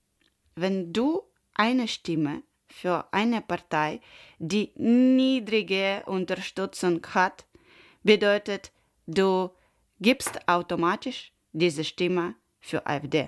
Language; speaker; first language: German; non-native, learner; Ukrainian